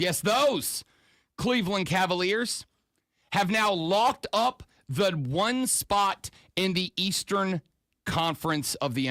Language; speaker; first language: English; native; English